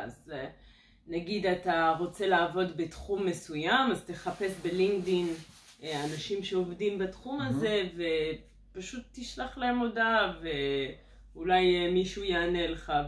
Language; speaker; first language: Hebrew; non-native, fluent; French